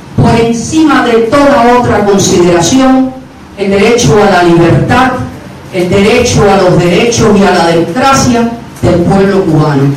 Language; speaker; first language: Spanish; native; Spanish